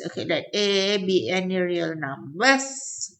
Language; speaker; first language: English; non-native, local second language; Malay